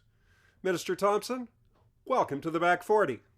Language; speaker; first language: English; native; English